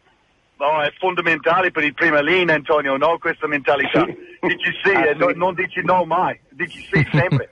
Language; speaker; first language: Italian; non-native, fluent; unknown